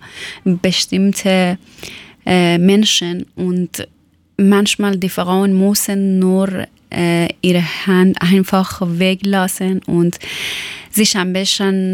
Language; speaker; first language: German; non-native, learner; Persian